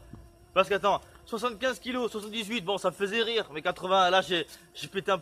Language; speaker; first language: French; native; French